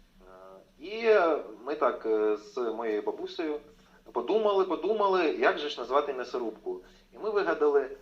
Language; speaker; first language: Ukrainian; non-native, local second language; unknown